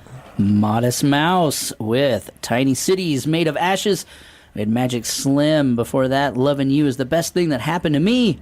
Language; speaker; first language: English; native; English